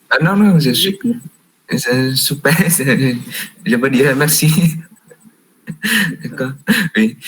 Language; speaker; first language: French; non-native, learner; Vietnamese